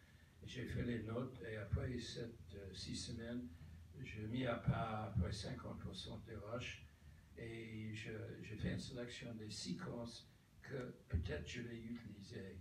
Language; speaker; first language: French; non-native, fluent; English